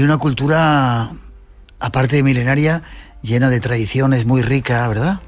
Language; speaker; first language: Spanish; native; Spanish